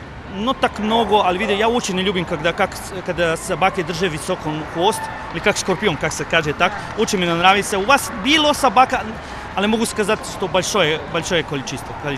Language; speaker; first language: Russian; non-native, learner; Serbian